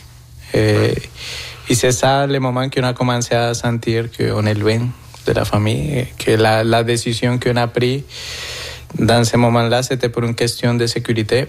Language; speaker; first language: French; non-native, fluent; Spanish